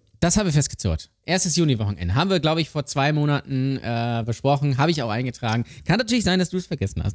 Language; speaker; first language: German; native; German